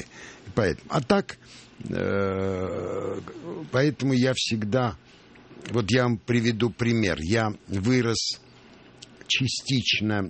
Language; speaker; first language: Russian; non-native, local second language; Armenian